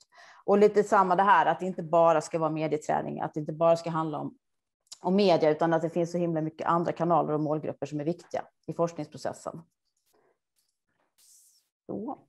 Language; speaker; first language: Swedish; native; Swedish